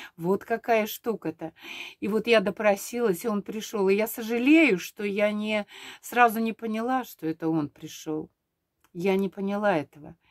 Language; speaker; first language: Russian; native; Russian